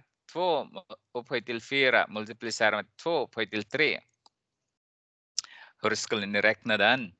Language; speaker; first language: Swedish; non-native, fluent; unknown